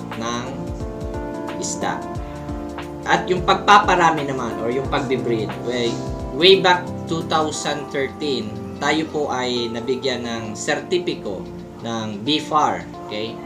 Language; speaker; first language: Filipino; non-native, local second language; Bikol